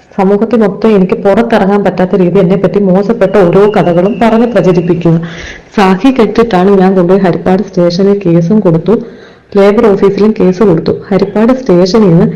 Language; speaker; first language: Malayalam; native; Malayalam